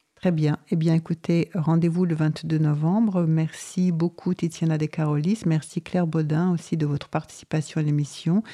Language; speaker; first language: French; native; French